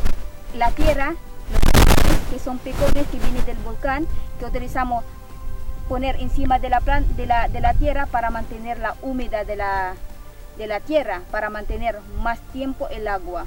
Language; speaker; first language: Spanish; non-native, fluent; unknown